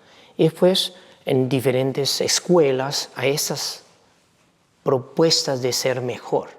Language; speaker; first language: Spanish; non-native, fluent; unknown